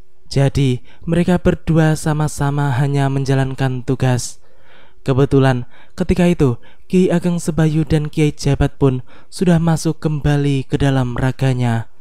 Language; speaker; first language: Indonesian; native; Indonesian